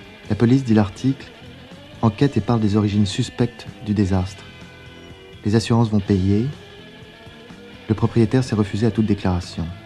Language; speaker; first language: French; native; French